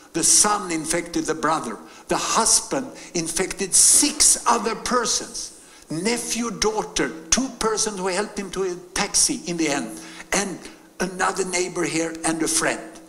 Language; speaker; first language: English; non-native, fluent; Swedish